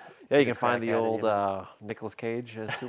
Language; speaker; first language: English; native; English